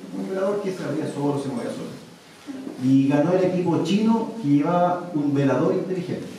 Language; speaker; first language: Spanish; native; Spanish